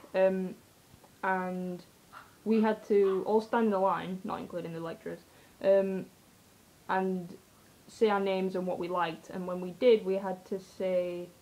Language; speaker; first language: English; native; English